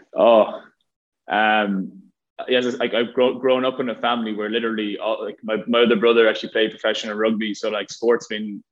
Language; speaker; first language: English; native; English